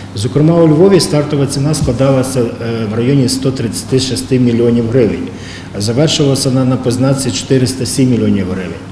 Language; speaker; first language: Ukrainian; native; Ukrainian